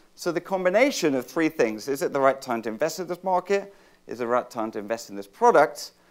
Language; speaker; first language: English; native; English